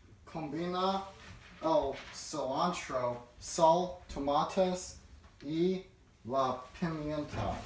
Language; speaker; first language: Spanish; non-native, learner; English